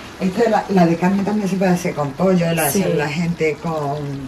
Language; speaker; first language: Spanish; native; Spanish